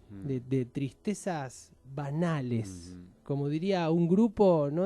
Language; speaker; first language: Spanish; native; Spanish